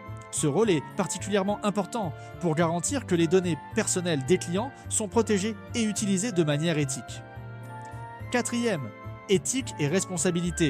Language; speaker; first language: French; native; French